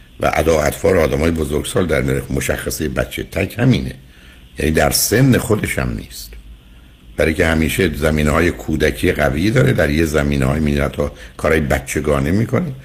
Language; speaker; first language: Persian; native; Persian